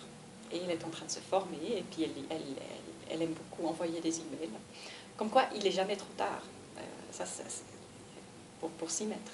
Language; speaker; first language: French; native; French